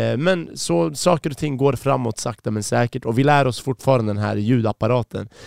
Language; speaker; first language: Swedish; early bilingual, other home language; Persian